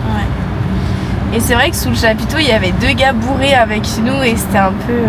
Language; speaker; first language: French; native; French